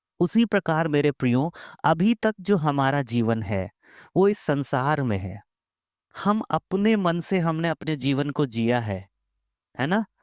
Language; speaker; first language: Hindi; native; Hindi